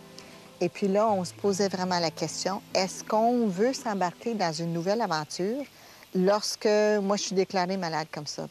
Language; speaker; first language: French; native; French